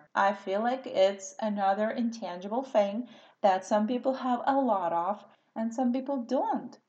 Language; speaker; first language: English; non-native, fluent; Russian